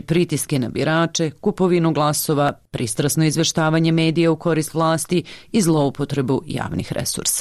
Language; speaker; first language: Serbian; native; Serbian